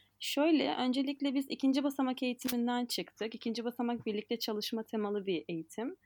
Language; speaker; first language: Turkish; native; Turkish